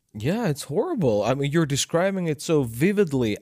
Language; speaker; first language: English; non-native, fluent; Russian